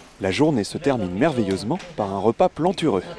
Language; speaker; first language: French; native; French